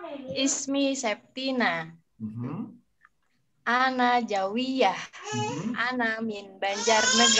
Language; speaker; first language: Arabic; non-native, learner; Indonesian